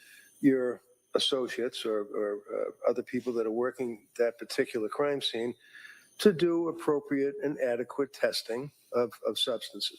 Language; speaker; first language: English; native; English